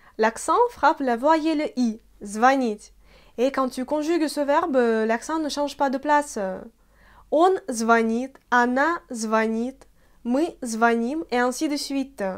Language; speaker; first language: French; non-native, fluent; Russian